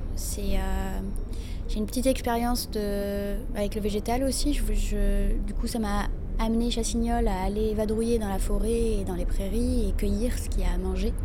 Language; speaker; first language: French; non-native, local second language; Arabic